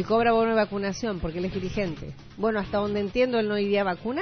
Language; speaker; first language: Spanish; native; Spanish